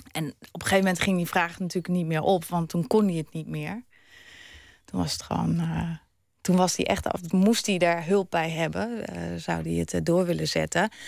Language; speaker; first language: Dutch; early bilingual, other home language; German